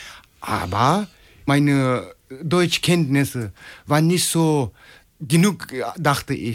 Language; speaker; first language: German; non-native, fluent; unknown